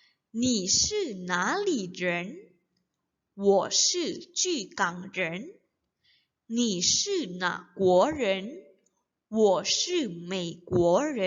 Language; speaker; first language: Chinese; non-native, fluent; Indonesian